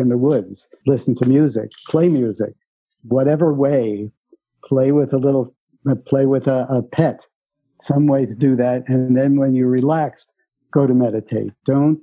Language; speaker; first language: English; native; English